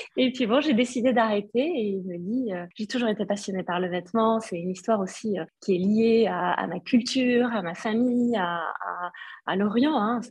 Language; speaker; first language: French; non-native, local second language; Arabic